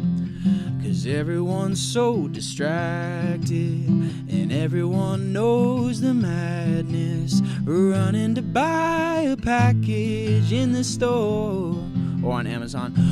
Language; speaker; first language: English; native; English